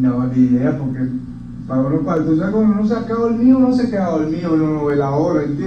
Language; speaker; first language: Spanish; native; Spanish